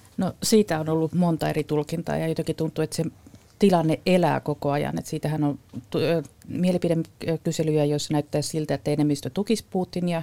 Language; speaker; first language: Finnish; native; Finnish